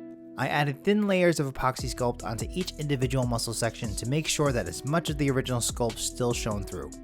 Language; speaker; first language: English; native; English